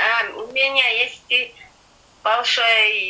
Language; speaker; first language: Russian; non-native, learner; Kyrgyz